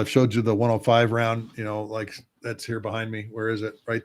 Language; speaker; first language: English; native; English